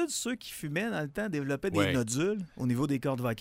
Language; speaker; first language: French; native; French